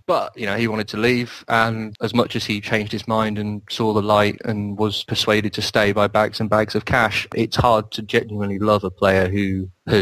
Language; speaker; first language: English; native; English